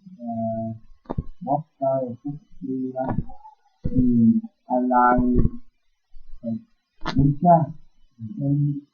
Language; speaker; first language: English; non-native, learner; Vietnamese